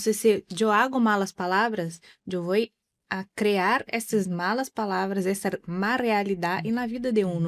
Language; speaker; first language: Spanish; non-native, learner; Portuguese